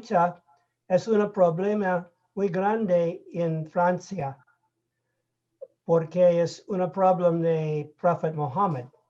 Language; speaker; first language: Spanish; non-native, learner; English